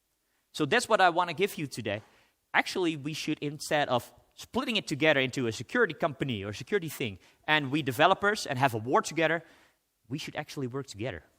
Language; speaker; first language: English; non-native, fluent; Dutch